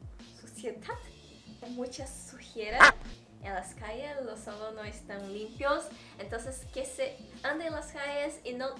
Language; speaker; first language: Spanish; non-native, fluent; Portuguese